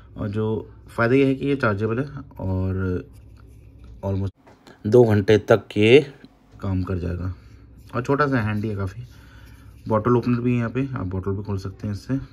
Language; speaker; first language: Hindi; native; Hindi